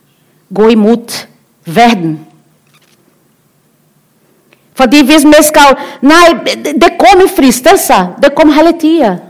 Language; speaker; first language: Norwegian; non-native, learner; Portuguese